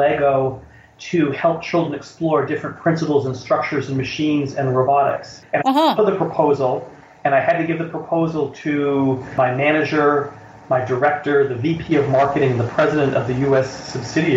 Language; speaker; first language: English; native; English